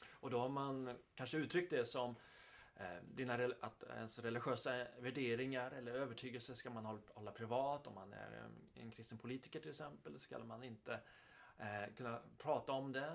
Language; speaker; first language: Swedish; native; Swedish